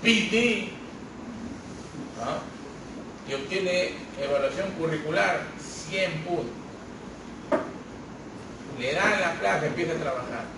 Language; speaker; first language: Spanish; native; Spanish